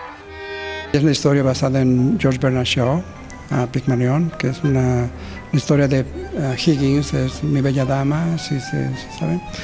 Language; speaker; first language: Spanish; native; Spanish